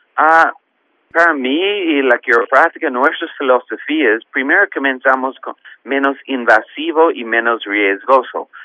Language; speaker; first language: Spanish; non-native, fluent; English